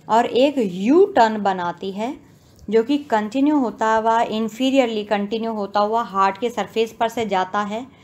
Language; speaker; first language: Hindi; native; Hindi